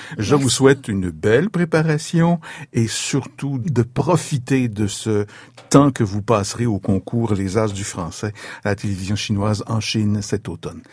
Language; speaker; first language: French; native; French